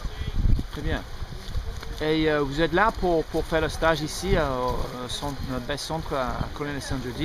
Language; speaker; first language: French; non-native, learner; English